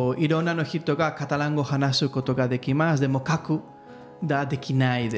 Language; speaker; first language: Japanese; non-native, learner; Catalan